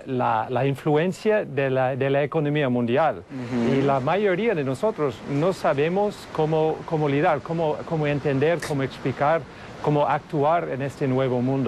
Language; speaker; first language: Spanish; non-native, fluent; English